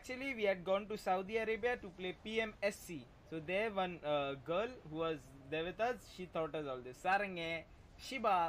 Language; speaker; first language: English; non-native, local second language; Hindi